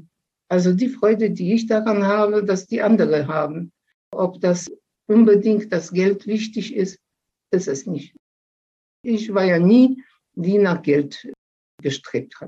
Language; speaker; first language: German; early bilingual, other home language; Polish